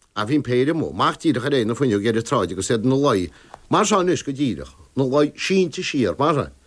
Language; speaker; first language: Irish; native; Irish